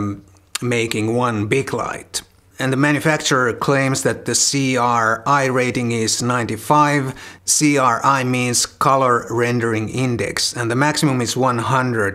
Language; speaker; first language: English; non-native, fluent; Finnish